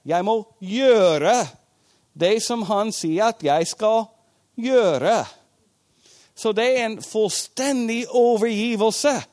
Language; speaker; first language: Norwegian; non-native, fluent; English